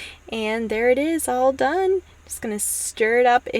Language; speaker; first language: English; native; English